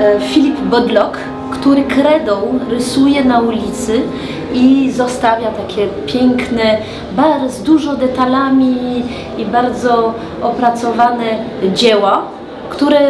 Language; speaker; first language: Polish; early bilingual, heritage; French